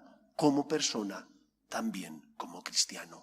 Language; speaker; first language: Spanish; native; Spanish